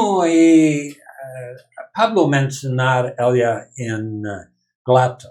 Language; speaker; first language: Spanish; non-native, learner; English